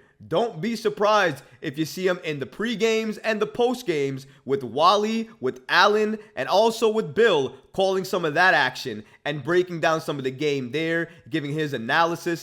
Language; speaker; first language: English; native; English